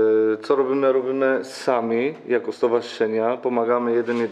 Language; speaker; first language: Polish; non-native, learner; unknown